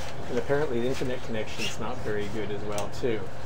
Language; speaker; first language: English; native; English